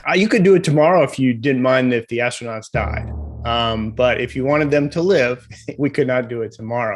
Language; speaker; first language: English; native; English